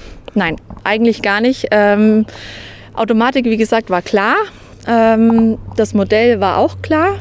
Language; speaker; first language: German; native; German